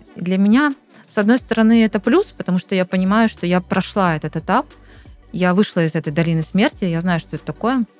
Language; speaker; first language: Russian; native; Russian